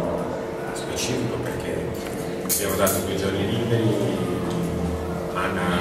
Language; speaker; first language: Italian; native; Italian